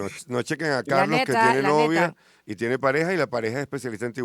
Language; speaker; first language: Spanish; native; Spanish